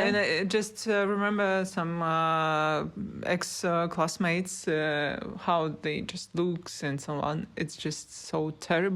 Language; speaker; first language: English; non-native, learner; Russian